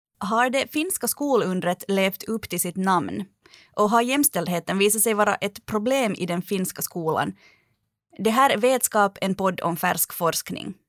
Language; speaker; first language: Swedish; native; Swedish